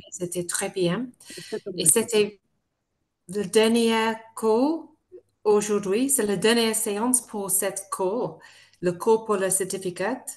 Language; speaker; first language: French; non-native, fluent; English